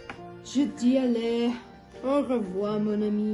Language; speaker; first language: French; non-native, learner; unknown